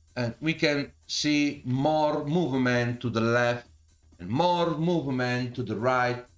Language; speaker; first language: English; non-native, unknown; Italian